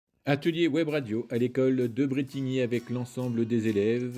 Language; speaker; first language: French; native; French